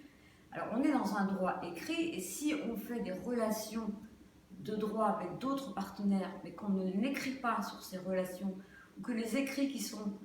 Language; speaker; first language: French; native; French